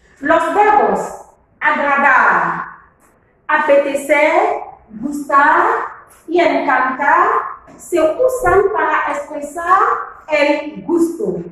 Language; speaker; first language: Spanish; non-native, fluent; French